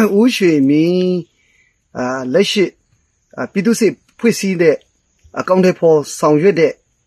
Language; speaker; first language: Burmese; non-native, local second language; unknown